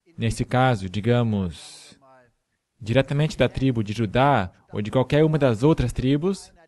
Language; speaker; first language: Portuguese; non-native, fluent; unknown